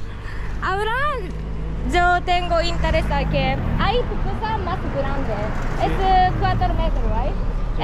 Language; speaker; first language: Spanish; non-native, learner; Japanese